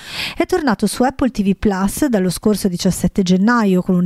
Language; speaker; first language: Italian; native; Italian